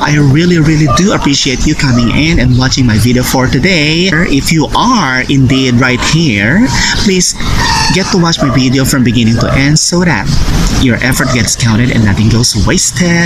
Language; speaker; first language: English; non-native, local second language; Filipino